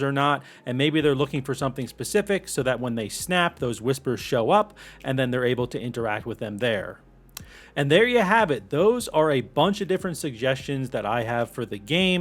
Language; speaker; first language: English; native; English